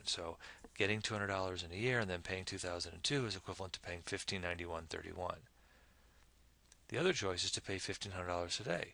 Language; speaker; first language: English; native; English